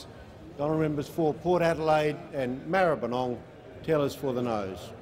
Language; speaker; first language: English; native; English